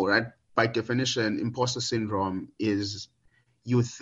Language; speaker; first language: English; non-native, local second language; Xhosa